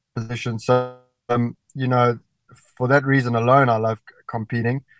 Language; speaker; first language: English; native; English